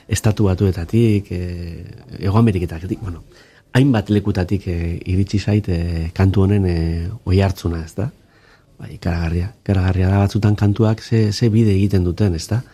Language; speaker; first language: Basque; native; Basque